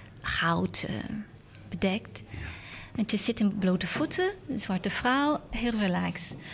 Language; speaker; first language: Dutch; non-native, learner; English